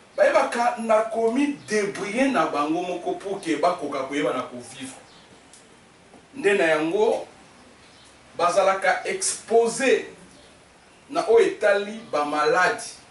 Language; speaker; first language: Lingala; native; Lingala